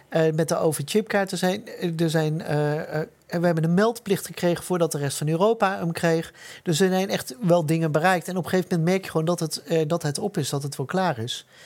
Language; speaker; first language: Dutch; native; Dutch